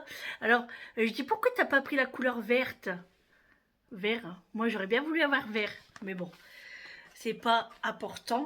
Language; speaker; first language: French; native; French